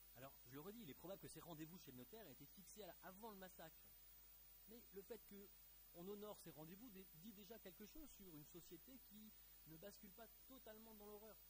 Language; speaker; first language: French; native; French